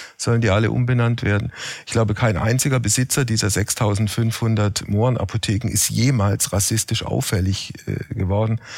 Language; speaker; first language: German; native; German